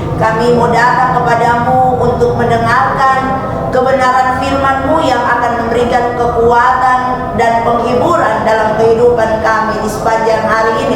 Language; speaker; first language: Indonesian; native; Indonesian